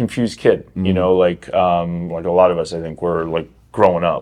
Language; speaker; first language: English; native; English